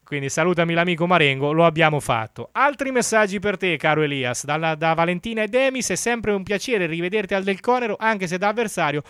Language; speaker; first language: Italian; native; Italian